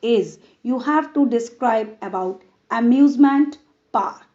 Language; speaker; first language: English; non-native, local second language; Punjabi